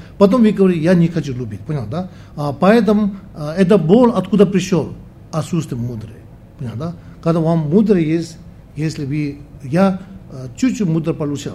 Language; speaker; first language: Russian; non-native, learner; Tibetan